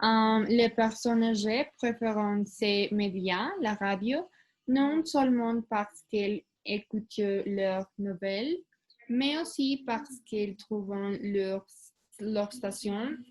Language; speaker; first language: French; non-native, learner; Spanish